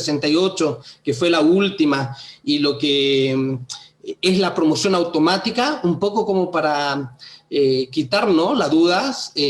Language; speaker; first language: Spanish; native; Spanish